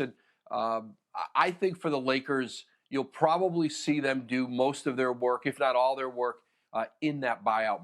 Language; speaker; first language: English; native; English